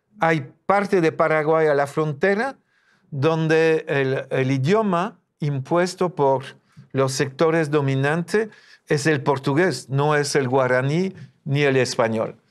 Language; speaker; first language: Spanish; non-native, fluent; French